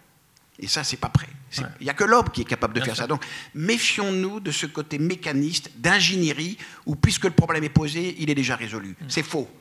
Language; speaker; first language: French; native; French